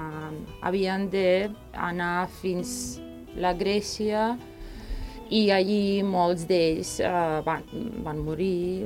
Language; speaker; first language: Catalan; non-native, learner; Serbian